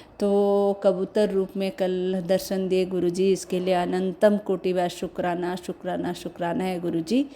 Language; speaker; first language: Hindi; non-native, local second language; Odia